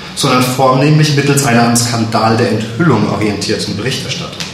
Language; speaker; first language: German; native; German